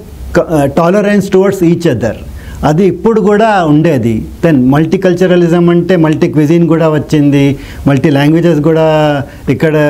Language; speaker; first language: Telugu; non-native, local second language; Rajasthani